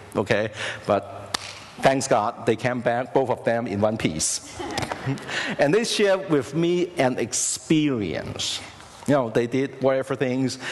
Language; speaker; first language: English; non-native, local second language; Cantonese